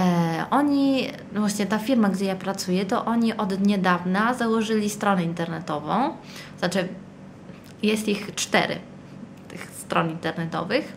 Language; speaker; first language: Polish; early bilingual, heritage; Italian